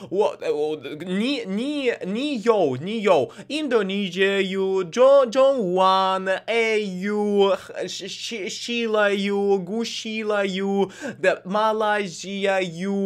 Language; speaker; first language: Chinese; non-native, learner; Russian